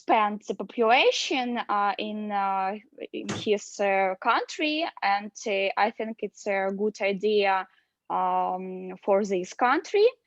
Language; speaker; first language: English; non-native, learner; Russian